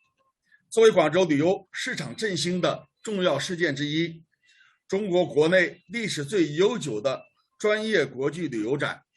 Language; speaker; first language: Chinese; native; Chinese